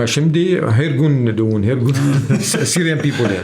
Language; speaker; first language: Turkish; non-native, learner; Arabic